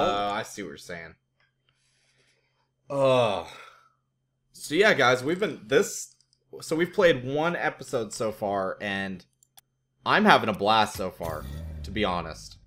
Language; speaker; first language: English; native; English